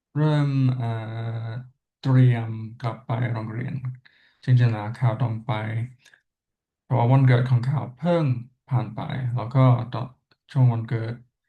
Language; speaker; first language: Thai; non-native, learner; English